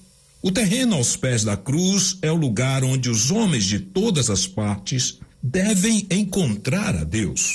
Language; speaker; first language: Portuguese; native; Portuguese